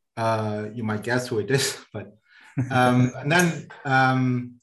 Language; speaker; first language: English; non-native, fluent; German